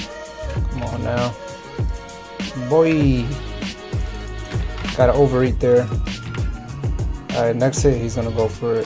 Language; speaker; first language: English; native; English